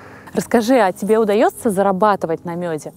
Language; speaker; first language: Russian; native; Russian